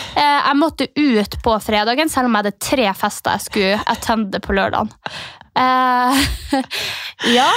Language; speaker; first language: Norwegian; native; Norwegian